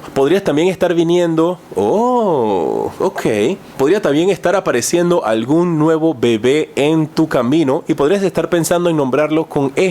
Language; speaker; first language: Spanish; native; Spanish